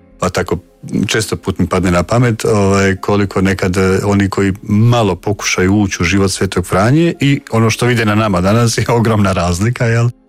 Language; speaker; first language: Croatian; native; Croatian